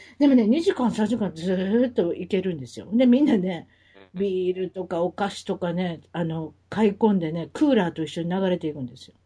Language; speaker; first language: Japanese; native; Japanese